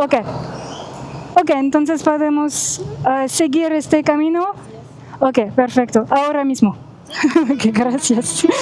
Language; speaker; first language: Spanish; non-native, learner; French